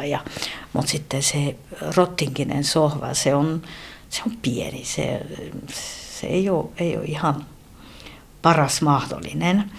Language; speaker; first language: Finnish; non-native, fluent; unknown